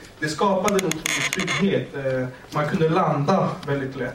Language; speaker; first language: Swedish; early bilingual, other home language; Kurdish